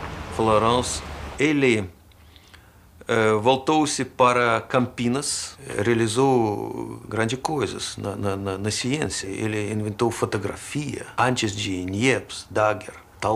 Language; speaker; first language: Portuguese; non-native, fluent; Russian